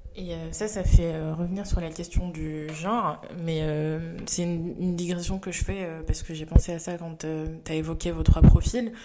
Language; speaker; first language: French; native; French